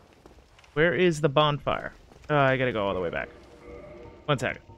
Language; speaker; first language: English; native; English